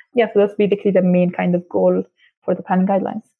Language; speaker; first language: English; non-native, fluent; Arabic